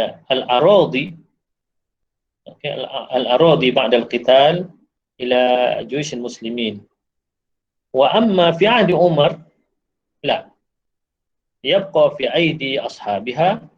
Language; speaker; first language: Arabic; non-native, fluent; Malay